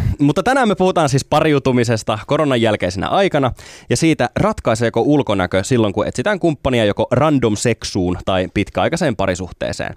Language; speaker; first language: Finnish; native; Finnish